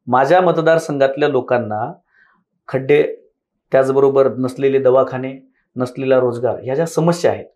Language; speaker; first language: Marathi; native; Marathi